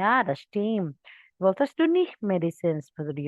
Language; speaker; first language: German; non-native, fluent; Indonesian